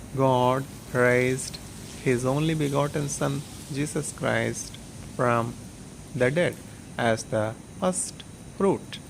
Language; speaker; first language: English; non-native, local second language; Telugu